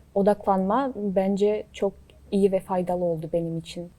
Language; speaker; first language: Turkish; non-native, fluent; Kazakh